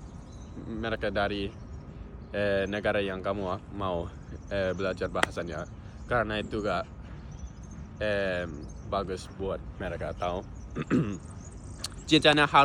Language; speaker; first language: Indonesian; non-native, fluent; English